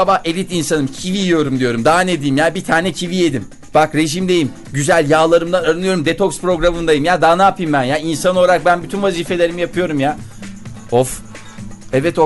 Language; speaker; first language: Turkish; native; Turkish